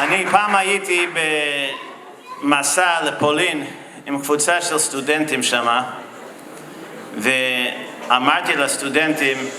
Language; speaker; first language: Hebrew; non-native, fluent; English